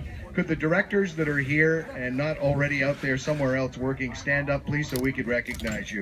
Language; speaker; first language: English; native; English